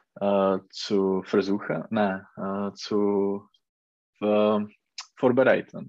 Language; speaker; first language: German; non-native, learner; Czech